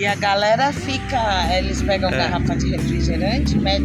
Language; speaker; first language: Portuguese; native; Portuguese